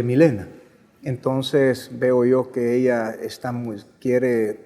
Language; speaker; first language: Spanish; native; Spanish